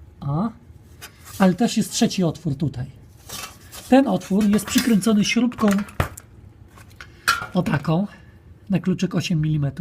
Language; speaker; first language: Polish; native; Polish